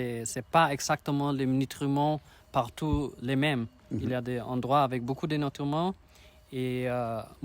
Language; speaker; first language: French; non-native, learner; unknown